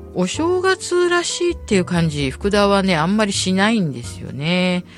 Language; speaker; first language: Japanese; native; Japanese